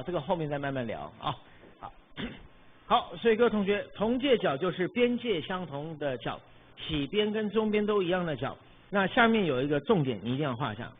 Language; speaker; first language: Chinese; native; Chinese